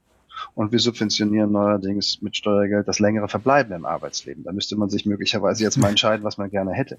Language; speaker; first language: German; native; German